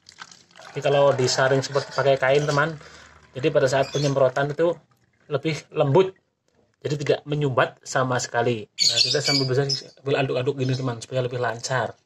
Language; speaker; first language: Indonesian; native; Indonesian